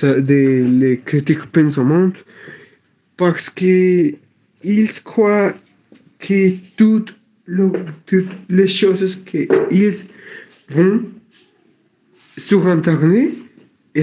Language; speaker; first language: French; non-native, learner; Spanish